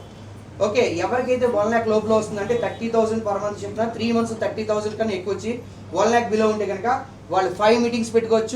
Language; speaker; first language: Telugu; native; Telugu